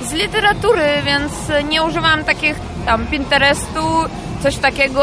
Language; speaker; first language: Polish; non-native, fluent; Ukrainian